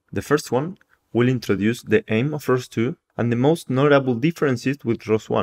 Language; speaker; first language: English; non-native, fluent; Spanish